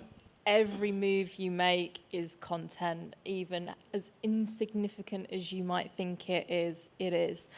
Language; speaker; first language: English; native; English